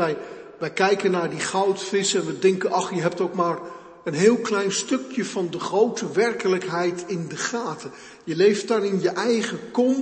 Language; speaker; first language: Dutch; native; Dutch